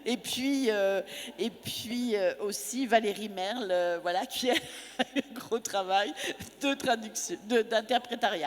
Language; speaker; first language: French; native; French